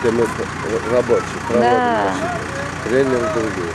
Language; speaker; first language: Russian; non-native, local second language; Uzbek